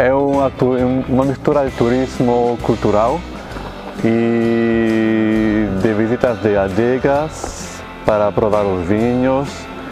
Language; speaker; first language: Portuguese; non-native, fluent; French